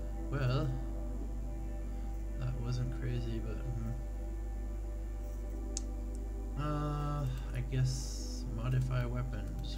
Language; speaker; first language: English; non-native, learner; French